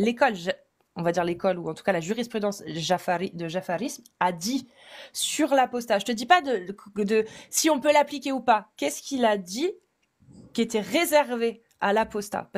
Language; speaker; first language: French; native; French